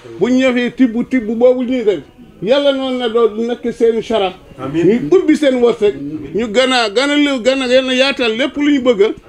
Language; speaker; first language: Wolof; non-native, local second language; Fula